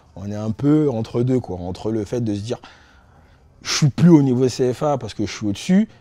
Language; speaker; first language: French; native; French